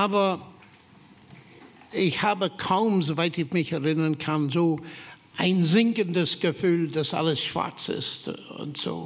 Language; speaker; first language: German; non-native, fluent; English